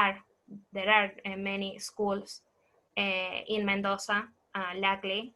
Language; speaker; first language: English; non-native, fluent; Spanish